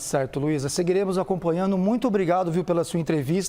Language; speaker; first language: Portuguese; native; Portuguese